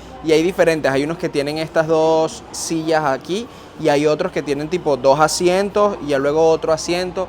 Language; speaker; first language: Spanish; native; Spanish